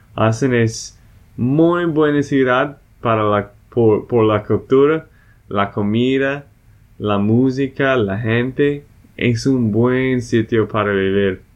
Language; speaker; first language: Spanish; non-native, fluent; English